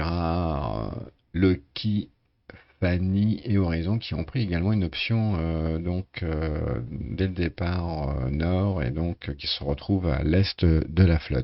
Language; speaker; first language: French; native; French